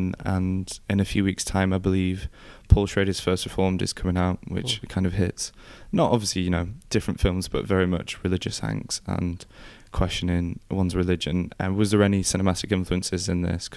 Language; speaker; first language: English; native; English